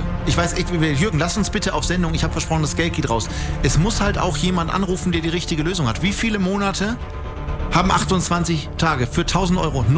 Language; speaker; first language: German; native; German